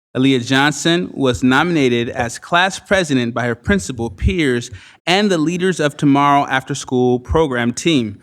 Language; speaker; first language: English; native; English